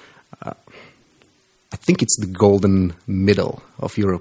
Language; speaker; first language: English; non-native, fluent; Romanian